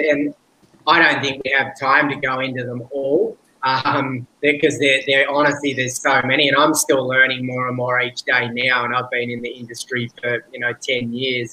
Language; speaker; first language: English; native; English